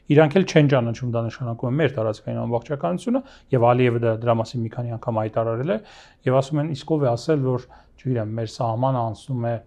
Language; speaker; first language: Armenian; native; Armenian